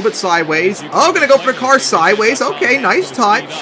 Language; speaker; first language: English; native; English